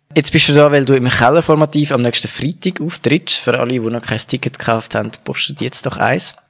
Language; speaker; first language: German; native; German